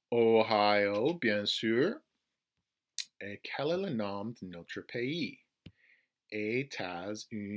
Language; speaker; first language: French; non-native, fluent; English